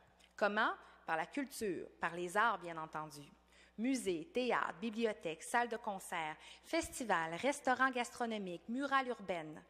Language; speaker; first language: French; native; French